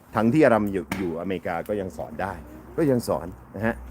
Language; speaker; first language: Thai; non-native, fluent; English